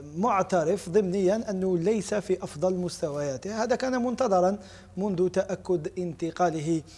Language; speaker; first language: Arabic; native; Arabic